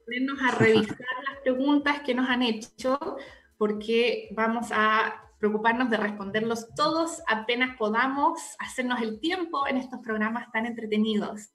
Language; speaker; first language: Spanish; native; Spanish